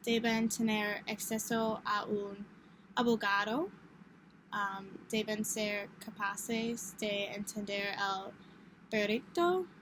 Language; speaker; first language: Spanish; non-native, learner; English